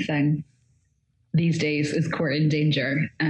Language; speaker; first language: English; native; English